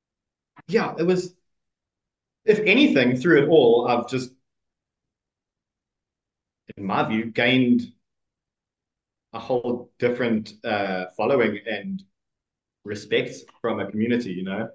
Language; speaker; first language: English; native; English